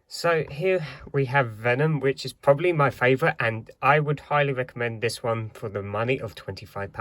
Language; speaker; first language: English; native; English